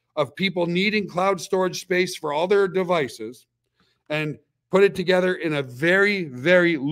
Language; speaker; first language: English; native; English